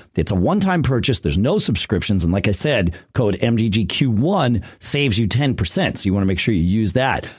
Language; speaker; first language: English; native; English